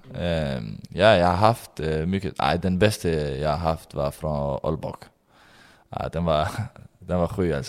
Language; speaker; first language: Swedish; non-native, learner; Danish